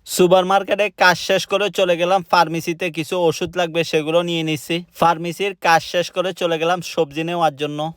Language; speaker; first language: Bangla; native; Bangla